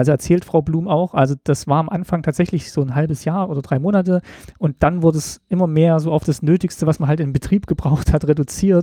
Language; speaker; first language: German; native; German